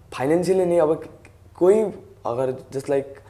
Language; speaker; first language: Hindi; native; Hindi